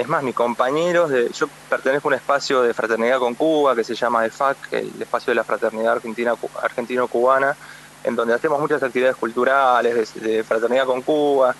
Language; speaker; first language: Spanish; native; Spanish